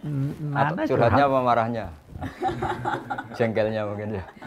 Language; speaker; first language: Indonesian; native; Indonesian